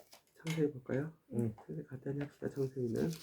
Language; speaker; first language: Korean; native; Korean